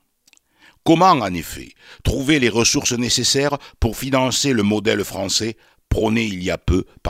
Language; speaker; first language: French; native; French